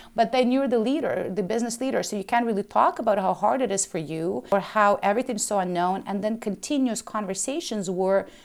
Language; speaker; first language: English; early bilingual, other home language; Ukrainian